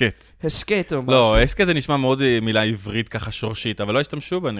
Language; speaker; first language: Hebrew; native; Hebrew